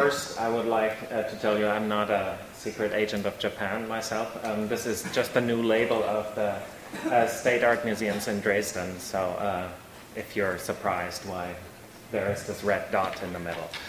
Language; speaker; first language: English; non-native, fluent; German